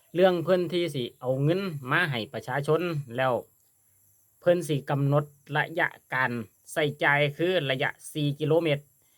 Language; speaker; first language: Thai; native; Thai